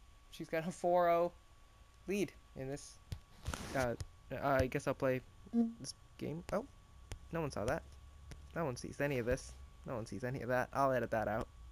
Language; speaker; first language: English; native; English